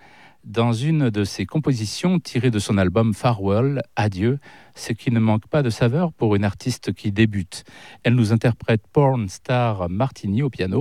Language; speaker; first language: French; native; French